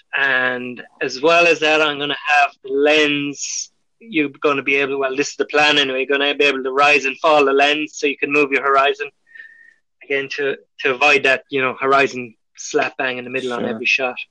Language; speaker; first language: English; native; English